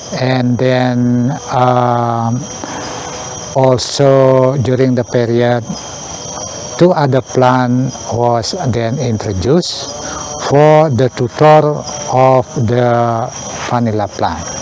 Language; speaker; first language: English; non-native, learner; Indonesian